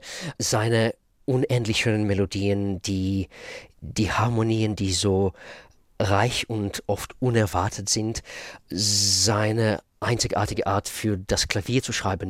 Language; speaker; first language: German; non-native, fluent; Russian